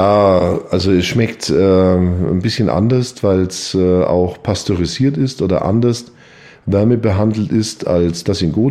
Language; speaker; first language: German; native; German